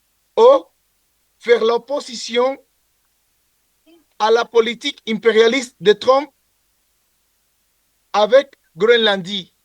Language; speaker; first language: French; non-native, learner; Spanish